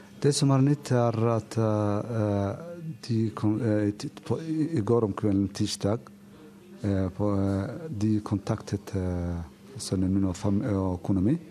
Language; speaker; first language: Norwegian; non-native, fluent; Somali